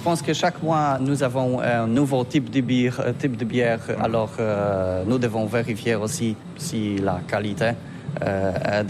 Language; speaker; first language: French; non-native, learner; Polish